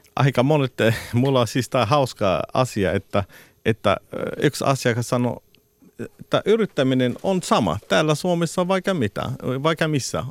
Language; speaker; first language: Finnish; non-native, fluent; Arabic